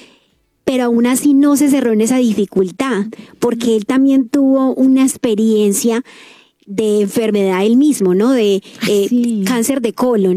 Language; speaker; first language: Spanish; native; Spanish